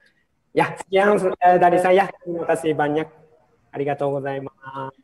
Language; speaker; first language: Indonesian; non-native, fluent; Japanese